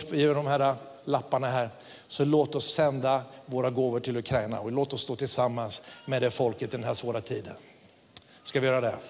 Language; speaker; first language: Swedish; native; Swedish